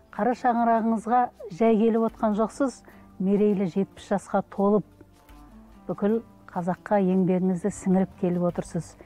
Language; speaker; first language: Kazakh; native; Kazakh